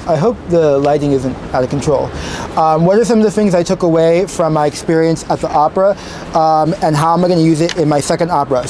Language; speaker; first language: English; native; English